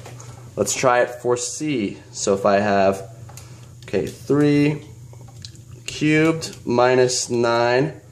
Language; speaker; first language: English; native; English